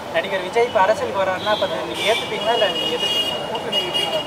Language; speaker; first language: Tamil; native; Tamil